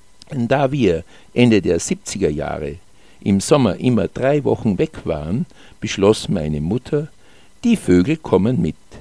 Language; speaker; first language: German; native; German